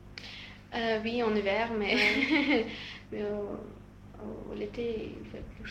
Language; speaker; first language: French; non-native, learner; Russian